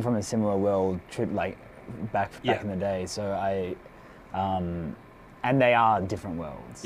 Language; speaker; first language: English; native; English